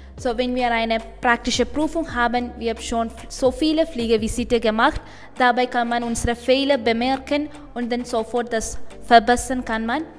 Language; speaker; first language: German; non-native, learner; Malayalam